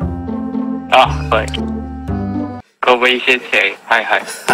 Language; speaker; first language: Japanese; non-native, learner; Indonesian